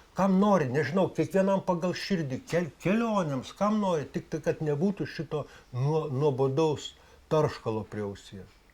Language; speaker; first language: Lithuanian; native; Lithuanian